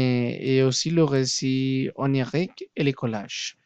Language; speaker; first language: French; non-native, learner; Spanish